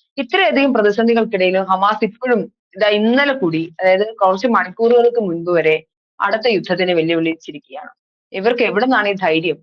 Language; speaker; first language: Malayalam; native; Malayalam